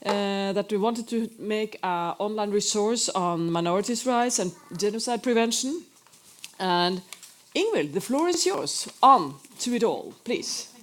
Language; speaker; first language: English; non-native, fluent; Norwegian